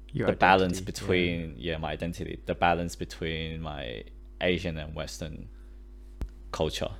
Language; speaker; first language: English; early bilingual, other home language; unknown